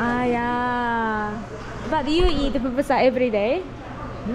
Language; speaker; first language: English; non-native, fluent; Japanese